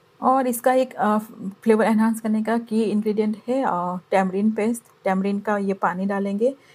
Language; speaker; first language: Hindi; non-native, local second language; Gujarati